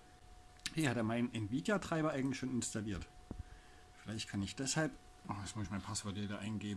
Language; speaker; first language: German; native; German